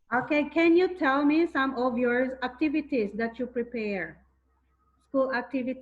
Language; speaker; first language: English; non-native, fluent; Thai